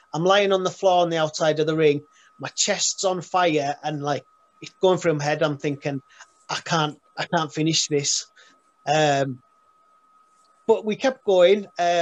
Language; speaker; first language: English; native; English